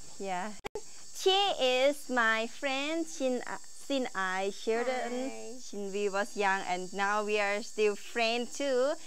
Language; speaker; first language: English; non-native, learner; Thai